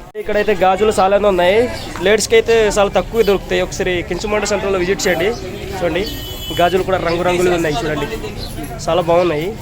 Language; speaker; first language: Telugu; non-native, local second language; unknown